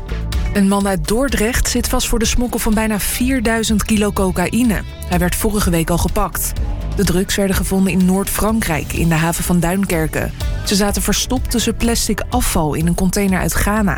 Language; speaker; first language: Dutch; native; Dutch